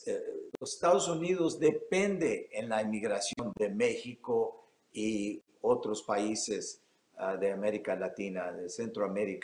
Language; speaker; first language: Spanish; early bilingual, heritage; Spanish